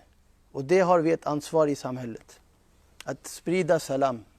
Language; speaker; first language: Swedish; non-native, fluent; Urdu